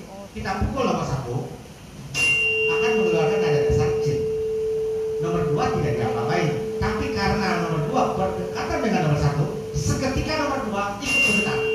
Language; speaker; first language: Indonesian; native; Indonesian